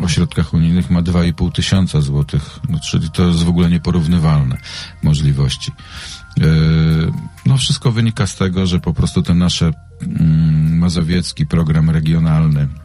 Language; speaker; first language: Polish; native; Polish